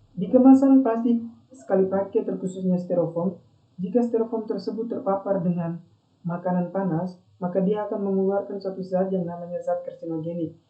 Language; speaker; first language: Indonesian; non-native, local second language; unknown